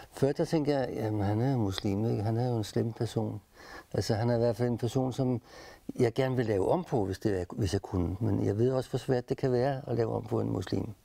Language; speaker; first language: Danish; native; Danish